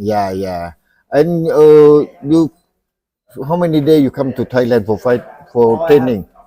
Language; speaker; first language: English; non-native, learner; Thai